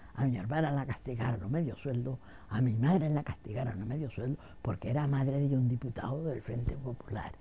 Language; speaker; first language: Spanish; native; Spanish